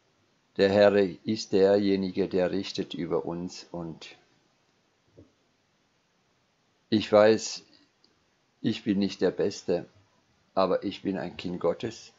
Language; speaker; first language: German; non-native, fluent; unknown